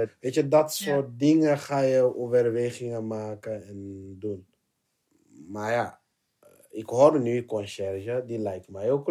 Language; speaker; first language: Dutch; non-native, fluent; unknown